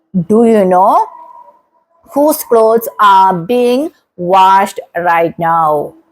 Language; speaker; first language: English; non-native, local second language; Malayalam